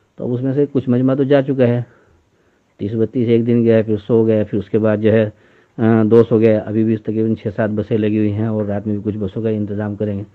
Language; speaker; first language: Urdu; native; Urdu